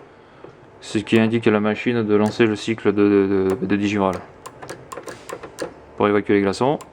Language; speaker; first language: French; native; French